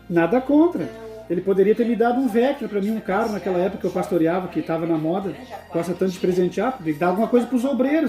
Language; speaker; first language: Portuguese; native; Portuguese